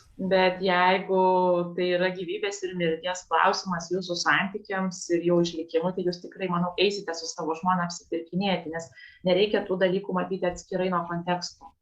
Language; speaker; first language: Lithuanian; native; Lithuanian